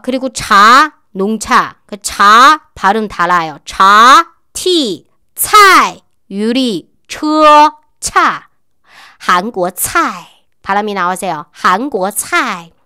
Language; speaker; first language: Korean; non-native, fluent; Chinese